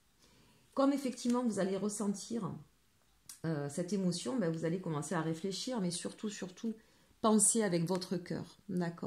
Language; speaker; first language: French; native; French